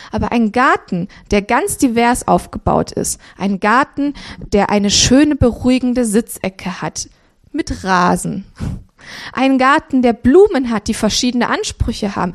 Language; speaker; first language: German; early bilingual, other home language; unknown